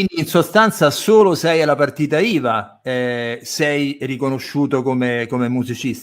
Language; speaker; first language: Italian; native; Italian